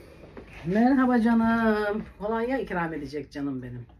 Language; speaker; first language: Turkish; native; Turkish